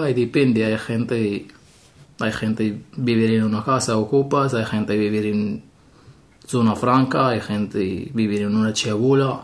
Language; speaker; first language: Spanish; non-native, learner; Arabic